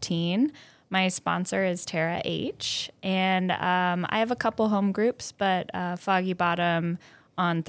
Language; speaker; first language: English; native; English